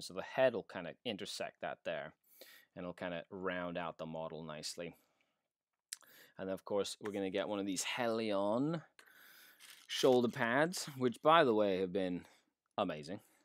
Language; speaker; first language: English; native; English